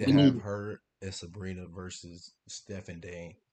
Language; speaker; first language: English; native; English